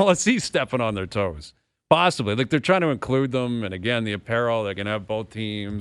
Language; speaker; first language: English; native; English